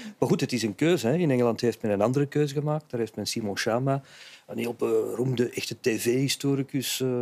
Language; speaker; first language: Dutch; native; Dutch